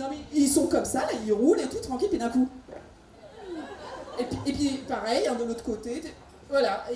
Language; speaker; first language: French; native; French